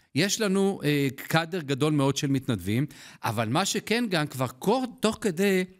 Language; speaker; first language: Hebrew; native; Hebrew